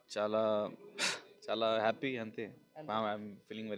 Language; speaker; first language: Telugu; non-native, local second language; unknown